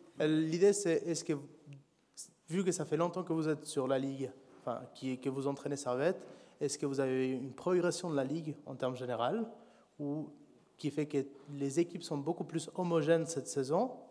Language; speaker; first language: French; native; French